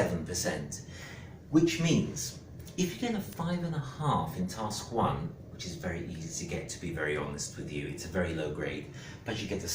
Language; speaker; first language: English; non-native, fluent; Greek